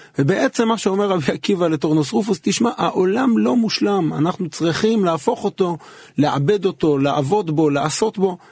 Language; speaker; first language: Hebrew; native; Hebrew